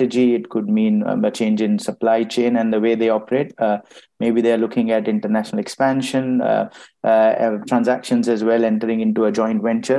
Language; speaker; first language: English; non-native, local second language; Gujarati